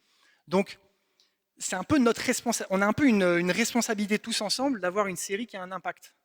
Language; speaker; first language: French; native; French